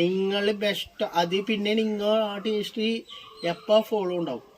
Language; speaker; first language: Malayalam; non-native, learner; Hindi